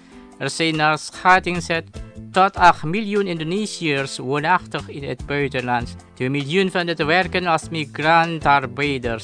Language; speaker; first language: Dutch; non-native, learner; Indonesian